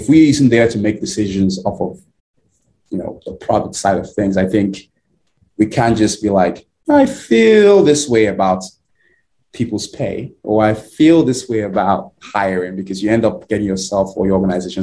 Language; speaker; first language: English; non-native, local second language; Igbo